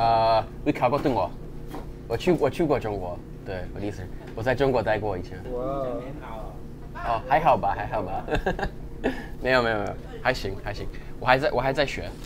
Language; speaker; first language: Chinese; non-native, fluent; English